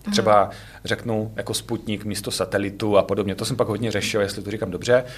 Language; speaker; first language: Czech; non-native, fluent; Russian